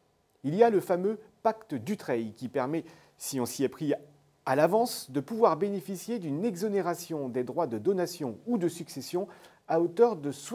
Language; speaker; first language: French; native; French